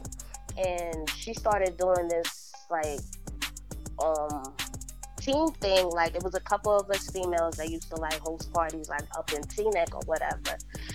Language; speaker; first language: English; native; English